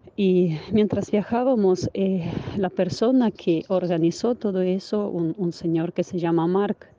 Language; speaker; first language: Spanish; non-native, fluent; Ukrainian